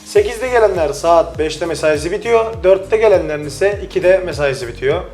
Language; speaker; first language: Turkish; native; Turkish